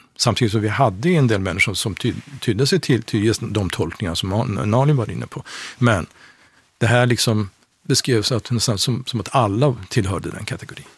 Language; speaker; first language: Swedish; non-native, fluent; Persian